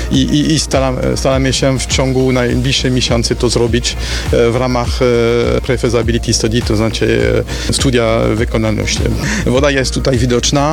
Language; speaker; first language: Polish; non-native, fluent; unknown